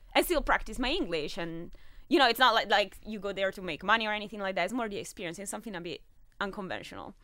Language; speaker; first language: English; non-native, fluent; Italian